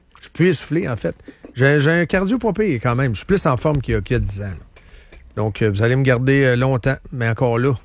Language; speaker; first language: French; native; French